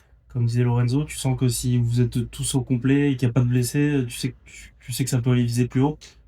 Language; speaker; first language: French; native; French